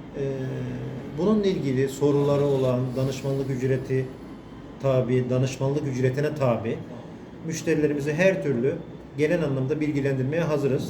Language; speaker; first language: Turkish; native; Turkish